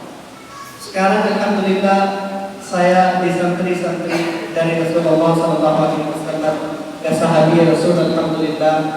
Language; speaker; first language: Indonesian; non-native, learner; Urdu